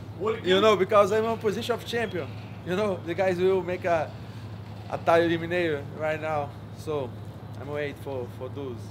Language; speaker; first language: English; non-native, learner; Portuguese